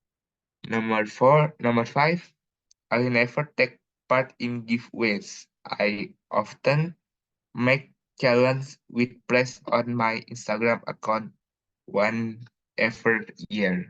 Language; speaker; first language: English; non-native, learner; Indonesian